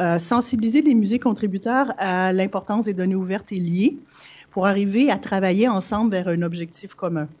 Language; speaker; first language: French; native; French